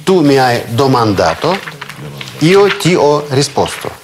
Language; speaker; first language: Italian; non-native, fluent; Russian